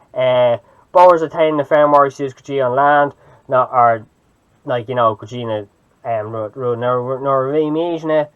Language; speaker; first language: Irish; non-native, local second language; English